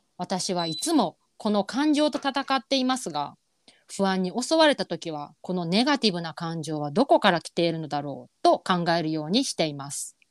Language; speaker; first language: Japanese; native; Japanese